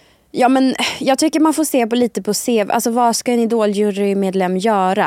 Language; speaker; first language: Swedish; native; Swedish